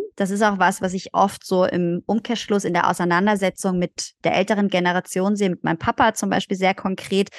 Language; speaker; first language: German; native; German